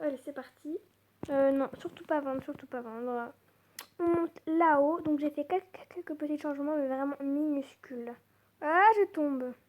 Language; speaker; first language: French; native; French